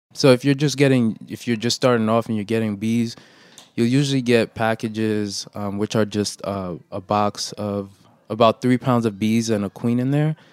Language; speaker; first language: English; early bilingual, other home language; Haitian Creole